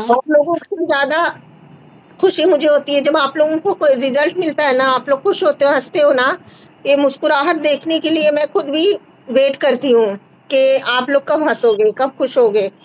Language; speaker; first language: Hindi; native; Hindi